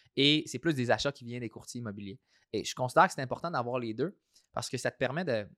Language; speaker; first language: French; native; French